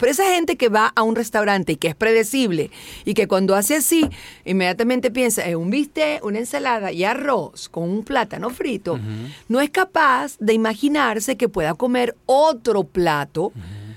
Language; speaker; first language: Spanish; native; Spanish